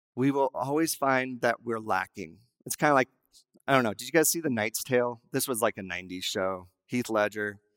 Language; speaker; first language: English; native; English